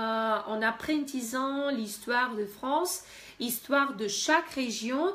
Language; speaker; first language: French; non-native, fluent; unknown